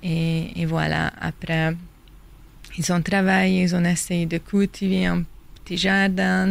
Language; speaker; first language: French; non-native, fluent; Hungarian